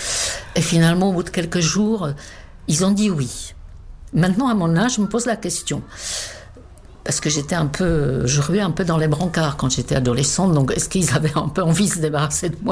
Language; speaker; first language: French; non-native, fluent; Czech